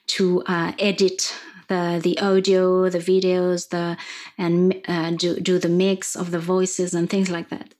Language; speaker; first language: English; non-native, fluent; French